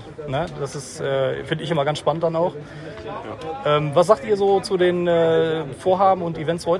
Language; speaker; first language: German; native; German